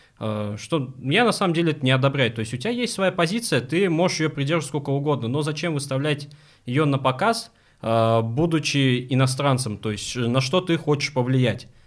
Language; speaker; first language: Russian; non-native, local second language; Uzbek